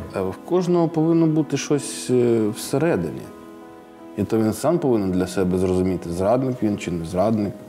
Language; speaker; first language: Ukrainian; non-native, local second language; Russian